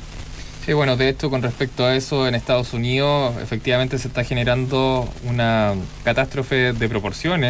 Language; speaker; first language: Spanish; native; Spanish